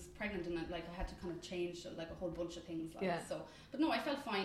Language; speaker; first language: English; native; English